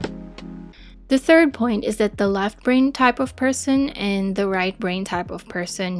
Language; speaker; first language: English; non-native, local second language; Filipino